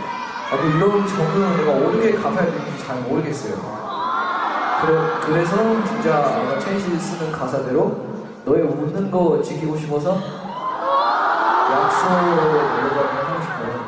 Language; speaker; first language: Korean; non-native, fluent; Chinese